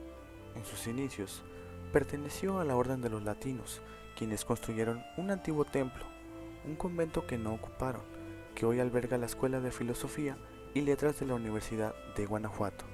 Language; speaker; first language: Spanish; native; Spanish